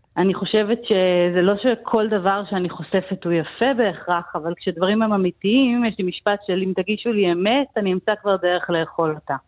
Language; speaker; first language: Hebrew; native; Hebrew